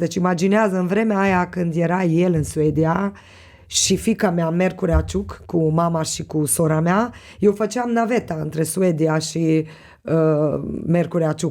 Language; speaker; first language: Romanian; non-native, local second language; Hungarian